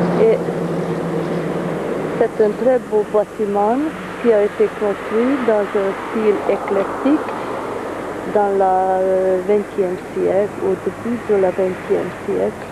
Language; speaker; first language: French; non-native, fluent; Hungarian